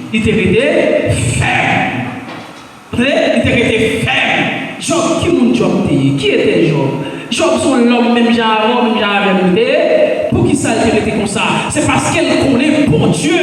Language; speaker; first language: French; non-native, local second language; Haitian Creole